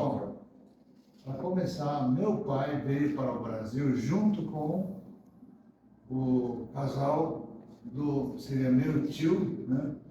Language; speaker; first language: Portuguese; early bilingual, other home language; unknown